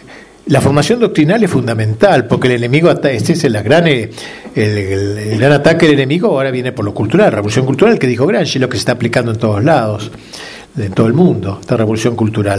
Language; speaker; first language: Spanish; native; Spanish